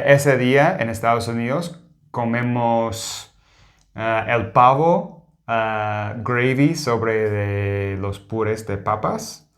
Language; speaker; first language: Spanish; non-native, fluent; English